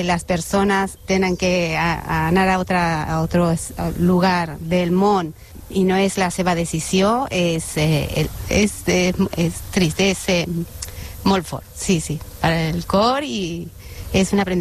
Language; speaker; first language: Catalan; non-native, learner; Spanish